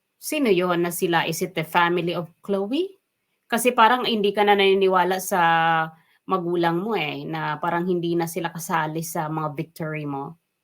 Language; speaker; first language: Filipino; non-native, local second language; Waray